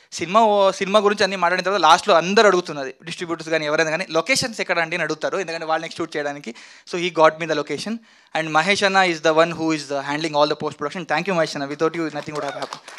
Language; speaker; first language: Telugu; non-native, fluent; Kannada